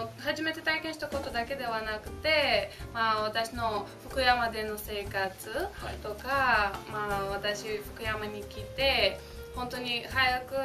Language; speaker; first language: Japanese; non-native, fluent; Bulgarian